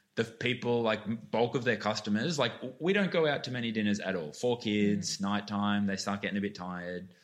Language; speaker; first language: English; native; English